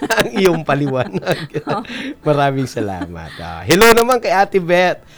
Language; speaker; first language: Filipino; non-native, local second language; Bikol